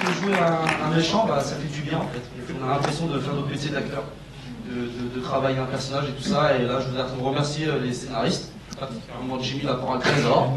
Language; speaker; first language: French; native; French